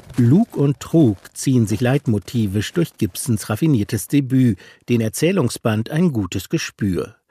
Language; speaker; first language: German; native; German